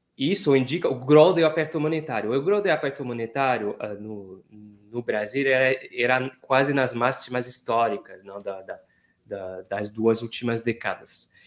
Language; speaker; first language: Portuguese; non-native, fluent; French